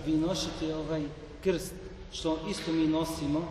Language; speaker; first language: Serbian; non-native, learner; Arabic